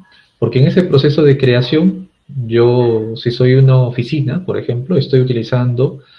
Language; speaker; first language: Spanish; native; Spanish